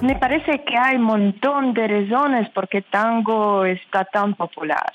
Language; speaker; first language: Spanish; non-native, learner; Russian